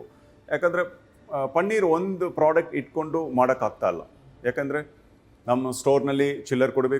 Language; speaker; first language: Kannada; non-native, learner; Tamil